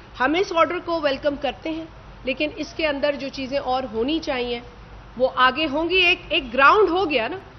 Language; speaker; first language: Urdu; non-native, local second language; Sindhi